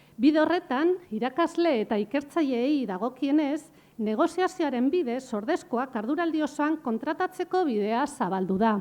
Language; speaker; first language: Basque; native; Basque